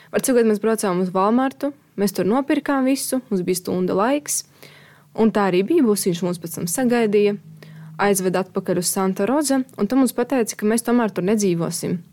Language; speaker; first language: Latvian; native; Latvian